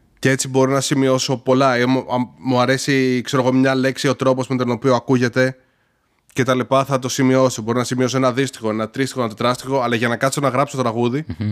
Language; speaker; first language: Greek; early bilingual, heritage; Greek